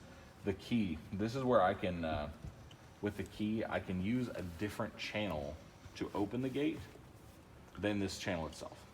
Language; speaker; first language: English; native; English